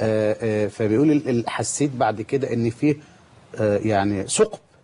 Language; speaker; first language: Arabic; native; Arabic